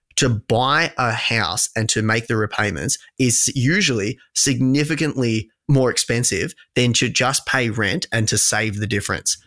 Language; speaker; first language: English; native; English